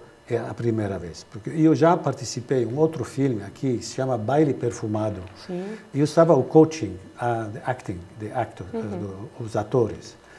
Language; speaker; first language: Portuguese; non-native, fluent; Arabic